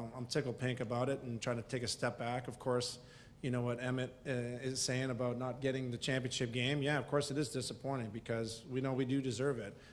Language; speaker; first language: English; native; English